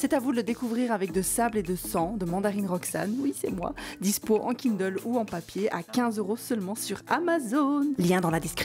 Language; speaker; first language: French; native; French